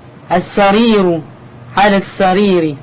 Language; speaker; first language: Arabic; non-native, learner; Indonesian